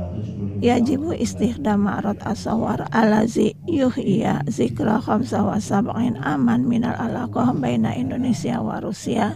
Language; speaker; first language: Arabic; non-native, learner; Indonesian